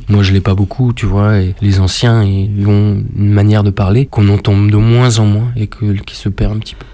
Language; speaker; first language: French; native; French